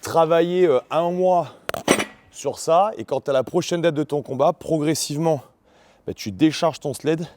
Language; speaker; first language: French; native; French